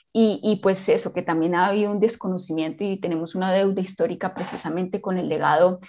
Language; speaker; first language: Spanish; native; Spanish